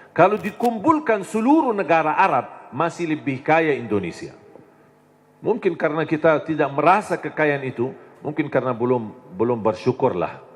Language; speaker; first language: Indonesian; non-native, fluent; Arabic